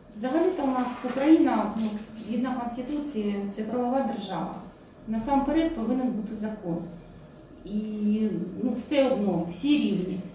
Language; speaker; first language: Ukrainian; non-native, local second language; Russian